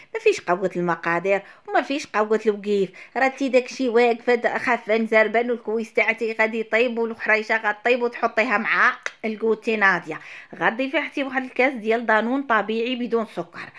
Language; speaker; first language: Arabic; native; Arabic